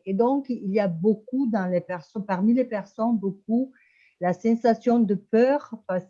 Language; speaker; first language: French; non-native, fluent; Italian